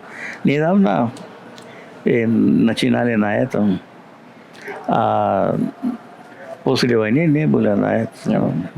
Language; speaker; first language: Russian; non-native, learner; Spanish